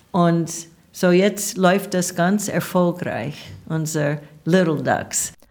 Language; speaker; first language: German; non-native, fluent; English